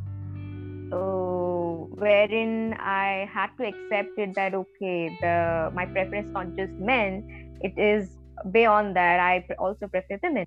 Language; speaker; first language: English; non-native, local second language; Bangla